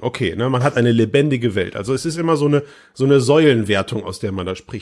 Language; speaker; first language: German; native; German